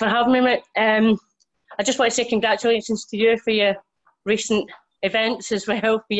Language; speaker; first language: English; native; English